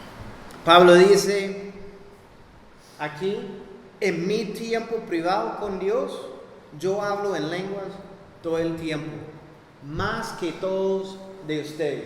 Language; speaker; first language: Spanish; non-native, fluent; English